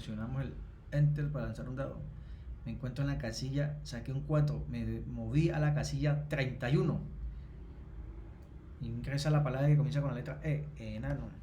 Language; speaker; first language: Spanish; native; Spanish